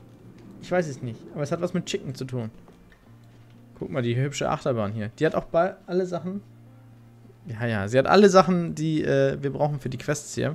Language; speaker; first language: German; native; German